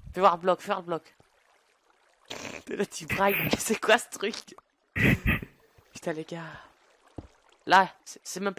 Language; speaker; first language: French; native; French